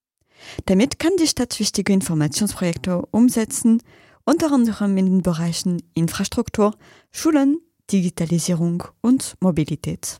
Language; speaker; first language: German; native; German